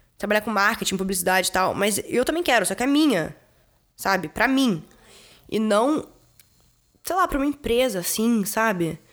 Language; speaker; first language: Portuguese; early bilingual, heritage; Portuguese